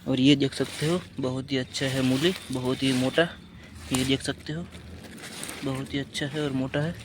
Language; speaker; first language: Hindi; non-native, local second language; Gujarati